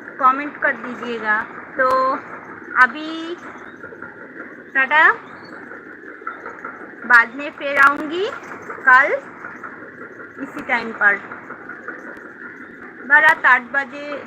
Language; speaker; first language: Hindi; non-native, local second language; Bangla